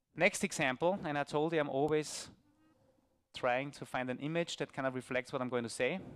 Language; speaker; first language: English; non-native, fluent; German